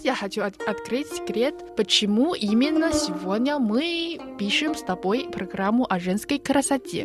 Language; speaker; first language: Russian; non-native, fluent; Chinese